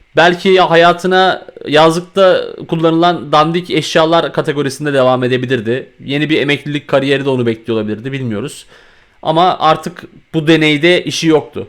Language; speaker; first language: Turkish; native; Turkish